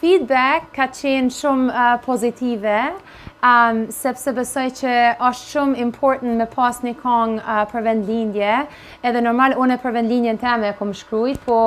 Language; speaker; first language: Albanian; early bilingual, heritage; Albanian